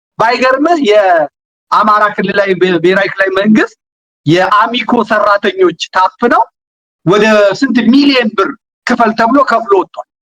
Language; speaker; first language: Amharic; native; Amharic